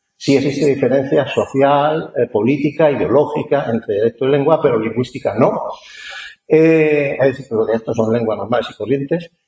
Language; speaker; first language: Spanish; native; Spanish